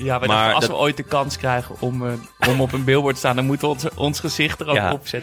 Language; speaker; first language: Dutch; native; Dutch